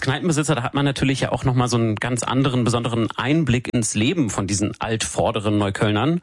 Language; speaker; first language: German; native; German